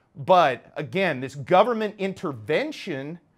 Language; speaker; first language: English; native; English